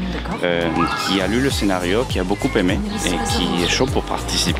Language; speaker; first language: French; non-native, fluent; Spanish